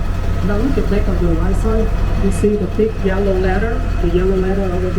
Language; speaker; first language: English; non-native, learner; Vietnamese